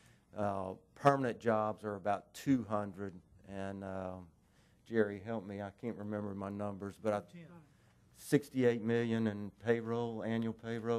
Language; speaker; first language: English; native; English